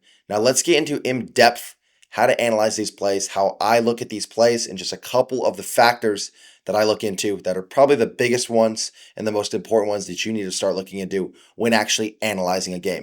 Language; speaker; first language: English; native; English